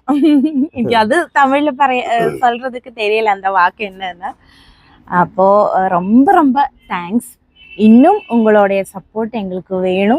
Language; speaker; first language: Tamil; non-native, learner; Malayalam